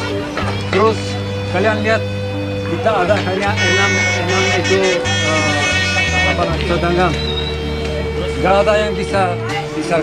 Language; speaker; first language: Indonesian; non-native, fluent; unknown